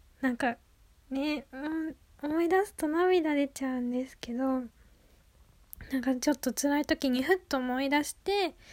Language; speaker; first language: Japanese; native; Japanese